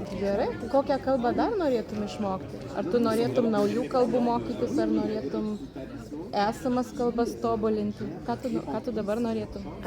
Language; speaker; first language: Lithuanian; native; Lithuanian